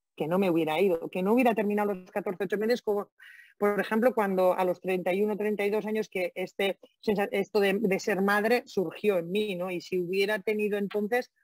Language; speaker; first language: Spanish; native; Spanish